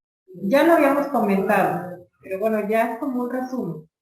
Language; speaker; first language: Spanish; native; Spanish